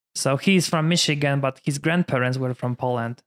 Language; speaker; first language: English; non-native, fluent; Polish